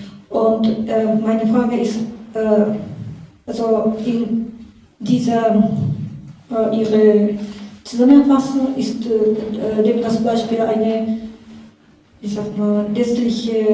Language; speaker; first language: German; non-native, learner; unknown